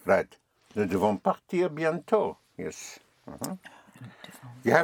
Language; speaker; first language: French; non-native, fluent; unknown